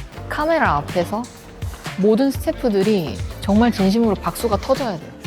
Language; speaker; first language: Korean; native; Korean